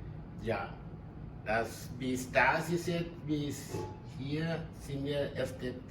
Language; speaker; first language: German; non-native, learner; Indonesian